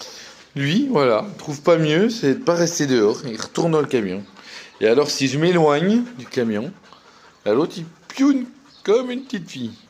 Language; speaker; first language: French; native; French